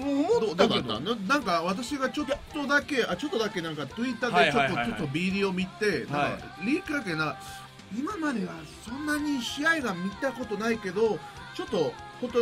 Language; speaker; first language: Japanese; non-native, learner; Spanish